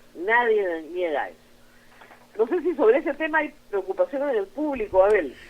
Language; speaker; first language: Spanish; native; Spanish